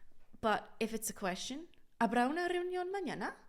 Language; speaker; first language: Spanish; non-native, fluent; English